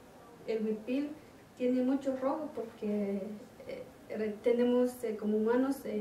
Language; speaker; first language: Spanish; non-native, local second language; Kaqchikel